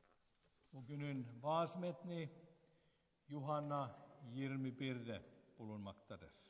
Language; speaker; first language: Turkish; non-native, fluent; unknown